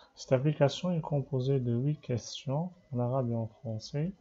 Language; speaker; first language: French; non-native, local second language; Arabic